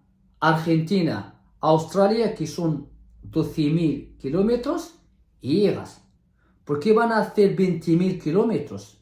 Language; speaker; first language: Spanish; non-native, fluent; Arabic